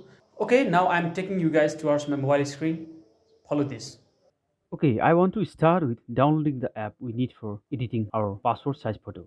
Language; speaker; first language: English; non-native, fluent; Nepali